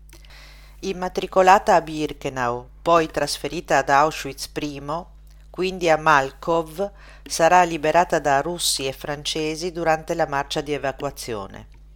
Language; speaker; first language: Italian; native; Italian